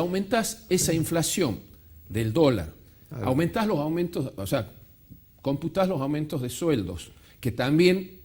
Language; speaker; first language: Spanish; native; Spanish